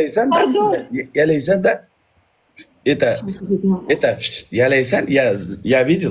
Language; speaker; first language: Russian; non-native, learner; Uzbek